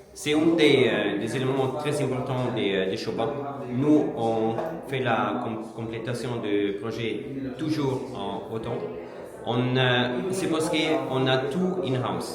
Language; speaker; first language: French; non-native, learner; Italian